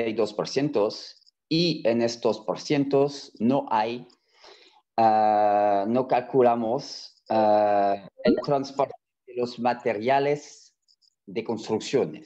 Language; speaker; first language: Spanish; non-native, fluent; French